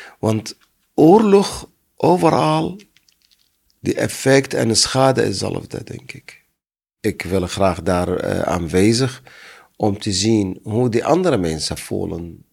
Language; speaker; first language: Dutch; non-native, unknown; Arabic